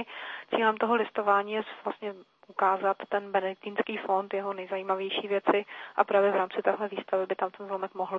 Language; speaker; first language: Czech; native; Czech